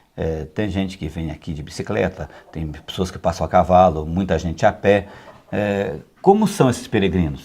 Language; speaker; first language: Portuguese; native; Portuguese